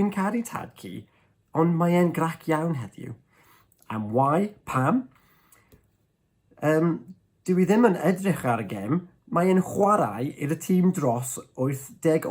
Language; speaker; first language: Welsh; non-native, learner; English